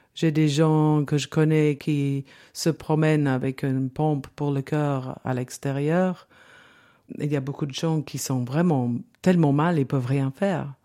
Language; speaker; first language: French; non-native, fluent; English